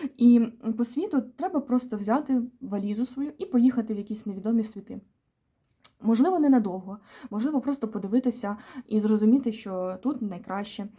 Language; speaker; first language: Ukrainian; native; Ukrainian